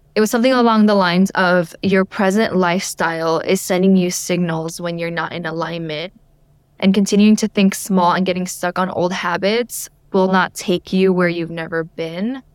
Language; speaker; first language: English; native; English